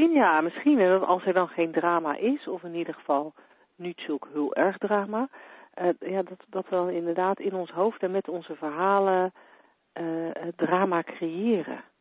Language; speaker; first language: Dutch; native; Dutch